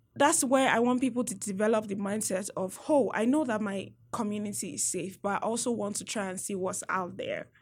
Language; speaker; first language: English; non-native, local second language; Yoruba